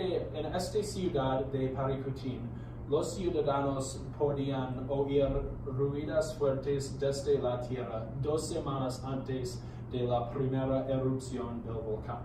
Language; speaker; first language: Spanish; non-native, learner; English